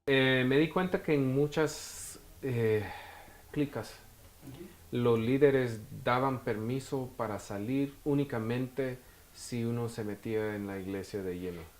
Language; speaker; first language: Spanish; non-native, fluent; English